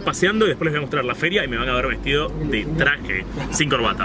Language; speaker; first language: Spanish; native; Spanish